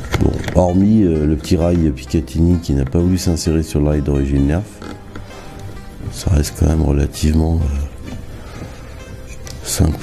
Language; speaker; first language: French; native; French